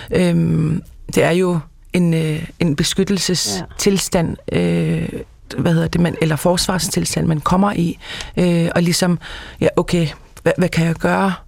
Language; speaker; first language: Danish; non-native, local second language; Kalaallisut